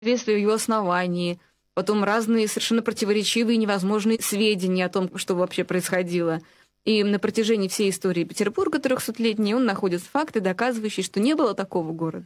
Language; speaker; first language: Russian; native; Russian